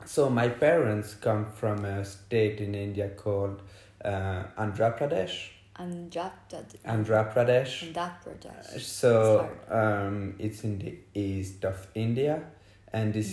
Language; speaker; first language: English; non-native, fluent; French